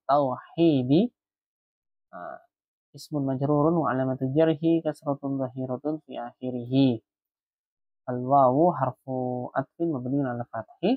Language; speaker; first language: Arabic; non-native, fluent; Indonesian